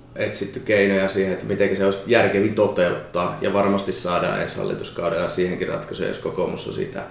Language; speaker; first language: Finnish; native; Finnish